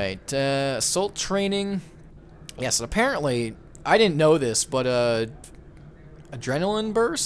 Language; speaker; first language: English; native; English